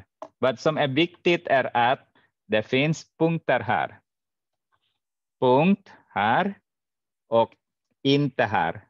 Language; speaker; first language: Swedish; non-native, fluent; Arabic